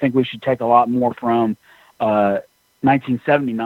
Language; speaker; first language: English; native; English